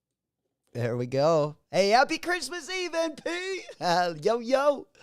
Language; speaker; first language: English; native; English